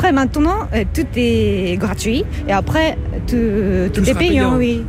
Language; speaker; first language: French; non-native, fluent; Japanese